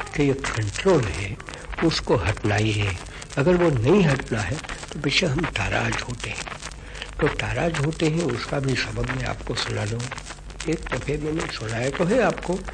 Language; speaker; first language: Hindi; non-native, local second language; Gujarati